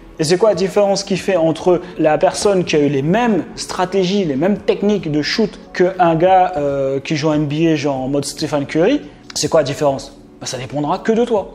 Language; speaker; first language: French; native; French